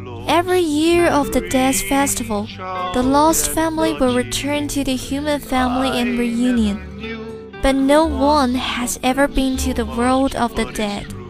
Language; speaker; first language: English; non-native, fluent; Chinese